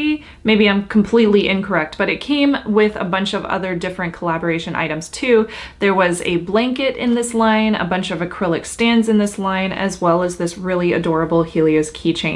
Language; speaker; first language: English; native; English